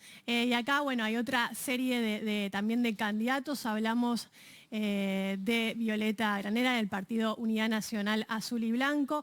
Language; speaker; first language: Spanish; native; Spanish